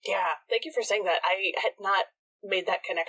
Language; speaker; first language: English; native; English